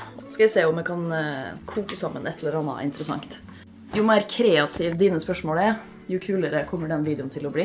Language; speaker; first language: Norwegian; native; Norwegian